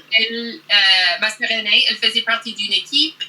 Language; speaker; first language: French; non-native, learner; English